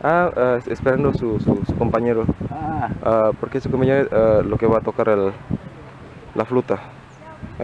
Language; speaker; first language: Spanish; non-native, learner; Indonesian